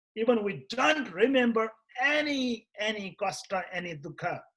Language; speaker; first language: English; non-native, local second language; Nepali